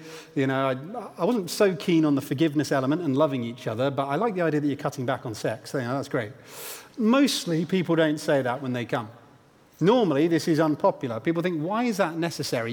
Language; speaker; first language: English; native; English